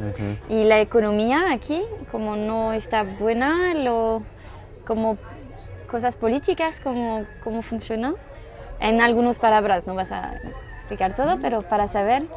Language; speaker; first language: Spanish; non-native, learner; French